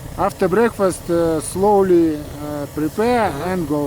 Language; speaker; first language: English; non-native, learner; Russian